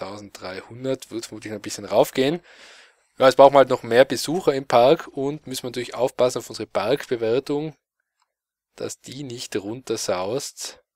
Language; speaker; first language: German; native; German